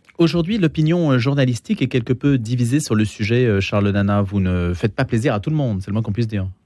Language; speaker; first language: French; native; French